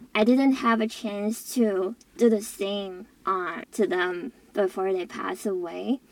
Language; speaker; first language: English; non-native, local second language; Cantonese